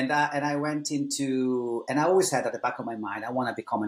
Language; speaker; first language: English; non-native, fluent; Italian